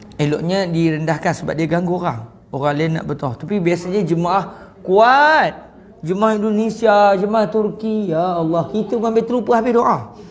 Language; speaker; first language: Malay; native; Malay